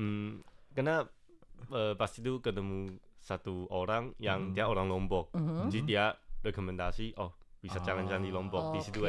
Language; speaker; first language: Indonesian; non-native, fluent; Chinese